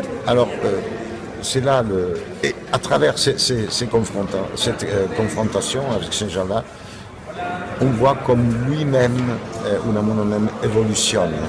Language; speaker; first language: French; non-native, fluent; Spanish